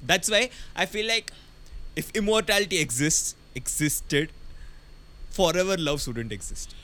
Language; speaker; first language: English; non-native, local second language; Tamil